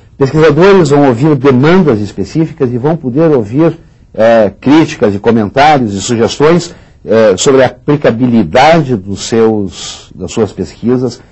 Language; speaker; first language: Portuguese; native; Portuguese